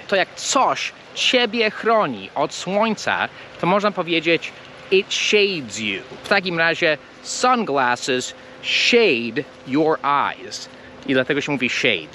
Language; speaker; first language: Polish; non-native, fluent; English